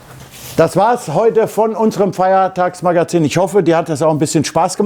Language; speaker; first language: German; native; German